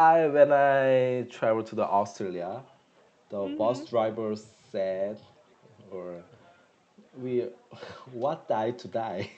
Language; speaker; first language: English; non-native, learner; Korean